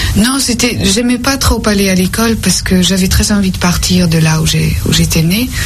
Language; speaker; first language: French; non-native, fluent; Dutch